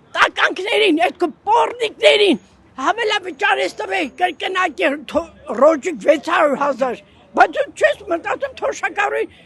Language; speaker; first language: Armenian; native; Armenian